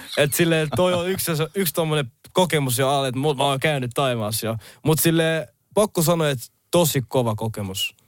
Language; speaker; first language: Finnish; early bilingual, other home language; Somali